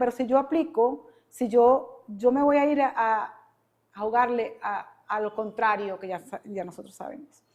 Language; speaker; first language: Spanish; native; Spanish